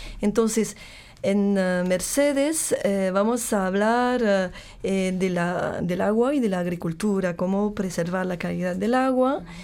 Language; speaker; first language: Spanish; non-native, fluent; French